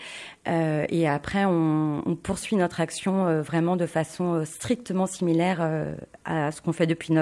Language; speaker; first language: French; native; French